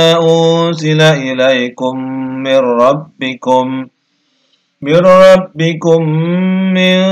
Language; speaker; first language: Arabic; non-native, learner; Indonesian